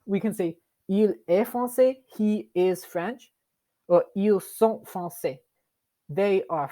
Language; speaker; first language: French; non-native, fluent; English